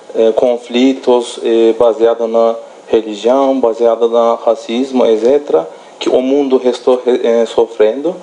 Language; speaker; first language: Portuguese; non-native, fluent; Turkish